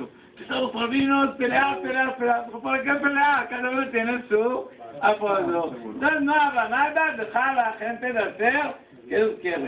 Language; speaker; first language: Spanish; non-native, learner; Hebrew